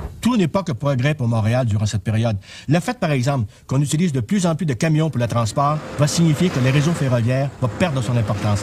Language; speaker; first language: French; native; French